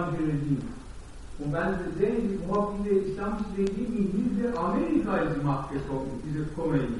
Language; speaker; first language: German; non-native, learner; Persian